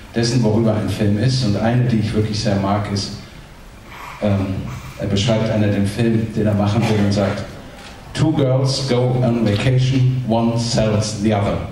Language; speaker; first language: German; native; German